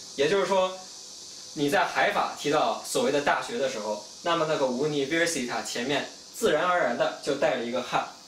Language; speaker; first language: Chinese; native; Chinese